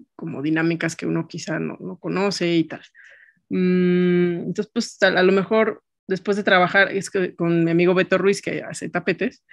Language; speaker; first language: Spanish; native; Spanish